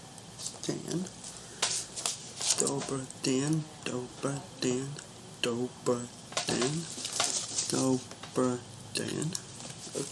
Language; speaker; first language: Slovenian; non-native, learner; English